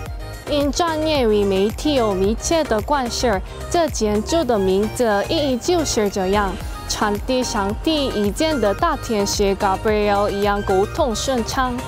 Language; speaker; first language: Chinese; non-native, learner; Korean